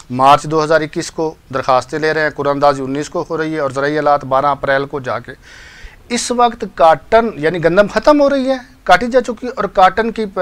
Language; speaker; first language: Urdu; non-native, local second language; Punjabi